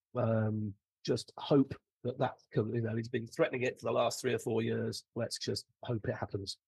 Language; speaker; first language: English; native; English